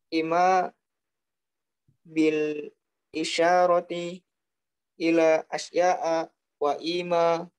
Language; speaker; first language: Arabic; non-native, learner; Indonesian